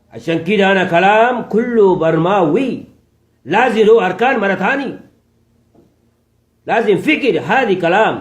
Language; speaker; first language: Arabic; non-native, local second language; Rohingya